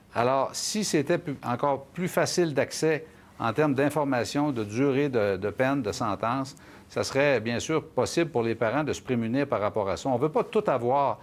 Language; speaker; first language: French; native; French